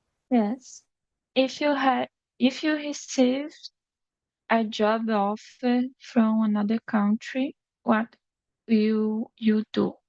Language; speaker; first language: English; non-native, learner; Portuguese